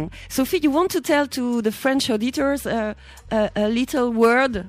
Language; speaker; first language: English; non-native, learner; French